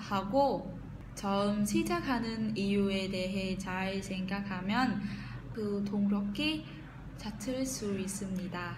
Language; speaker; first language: Korean; non-native, fluent; Vietnamese